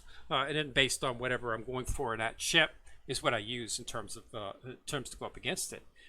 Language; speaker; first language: English; native; English